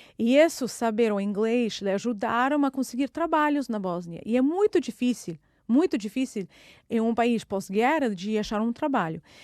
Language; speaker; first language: Portuguese; non-native, fluent; Russian